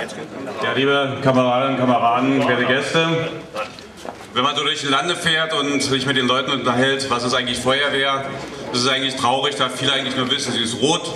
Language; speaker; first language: German; native; German